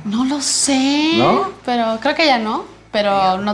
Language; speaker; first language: Spanish; native; Spanish